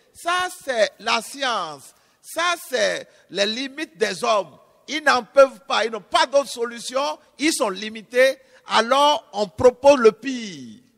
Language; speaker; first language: French; non-native, local second language; Fon